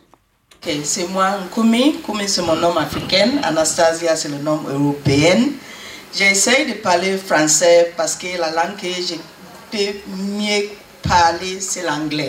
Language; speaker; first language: French; non-native, learner; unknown